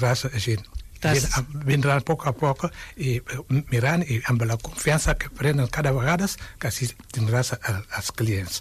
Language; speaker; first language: Catalan; non-native, fluent; Wolof